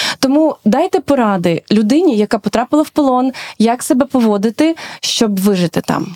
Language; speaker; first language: Ukrainian; native; Ukrainian